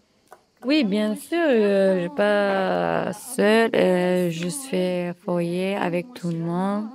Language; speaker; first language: French; non-native, learner; Turkish